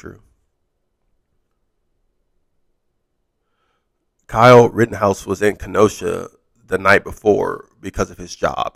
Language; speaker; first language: English; native; English